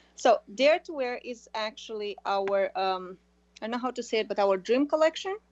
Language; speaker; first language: English; early bilingual, other home language; Romanian